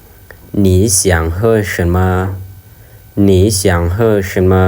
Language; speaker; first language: Chinese; non-native, fluent; Lao